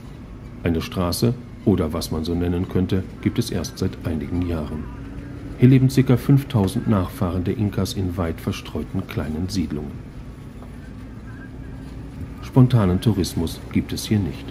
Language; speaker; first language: German; native; German